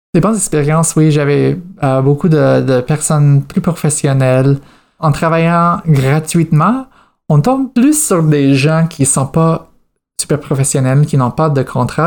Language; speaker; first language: French; non-native, fluent; English